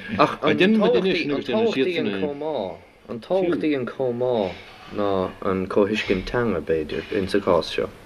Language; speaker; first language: Irish; native; Irish